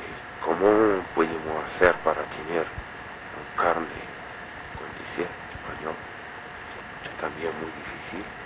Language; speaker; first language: Spanish; non-native, learner; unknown